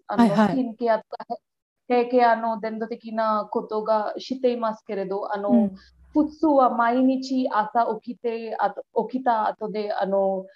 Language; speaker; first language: Japanese; non-native, learner; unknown